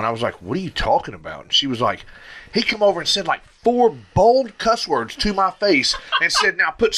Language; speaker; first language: English; native; English